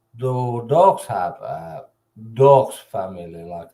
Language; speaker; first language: English; non-native, learner; Finnish